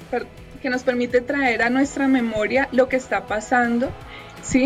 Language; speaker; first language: Spanish; native; Spanish